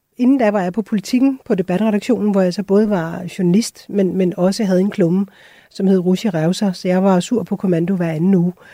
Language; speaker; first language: Danish; early bilingual, other home language; Urdu